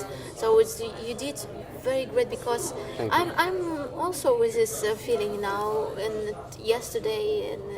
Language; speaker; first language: English; non-native, learner; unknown